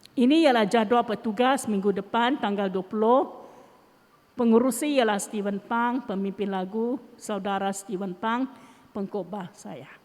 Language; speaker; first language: Malay; non-native, local second language; Chinese